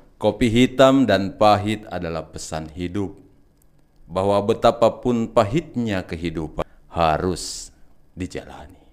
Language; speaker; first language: Indonesian; native; Indonesian